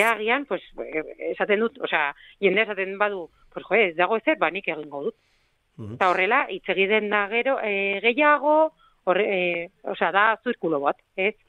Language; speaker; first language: Basque; non-native, local second language; Spanish